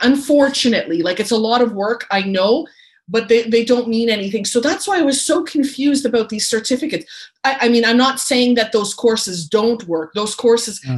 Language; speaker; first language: English; native; English